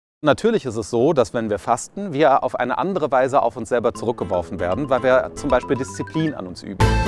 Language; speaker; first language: German; native; German